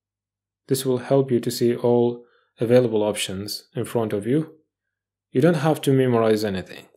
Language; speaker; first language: English; non-native, fluent; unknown